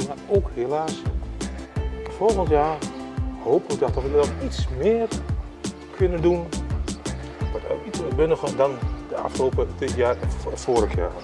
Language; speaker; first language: Dutch; native; Dutch